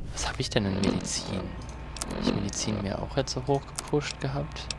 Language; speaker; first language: German; native; German